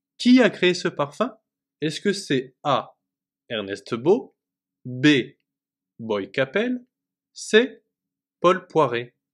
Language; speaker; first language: French; native; French